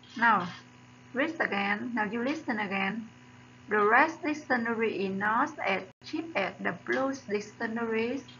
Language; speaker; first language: English; non-native, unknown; Vietnamese